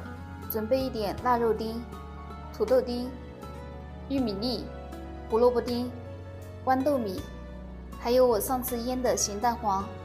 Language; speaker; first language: Chinese; native; Chinese